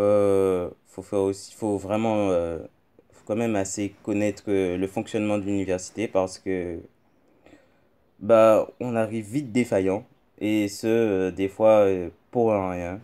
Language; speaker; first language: French; native; French